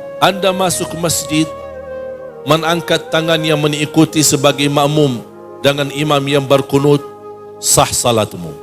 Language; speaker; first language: Malay; non-native, fluent; Arabic